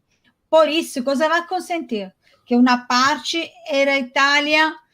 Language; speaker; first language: Portuguese; non-native, fluent; Italian